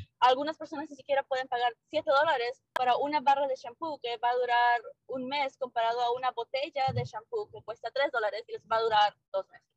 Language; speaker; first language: Spanish; early bilingual, heritage; Spanish